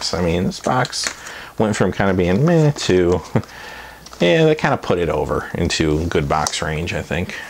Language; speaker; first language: English; native; English